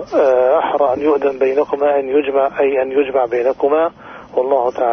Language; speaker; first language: Arabic; native; Arabic